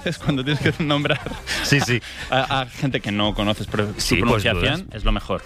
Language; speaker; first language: Spanish; native; Spanish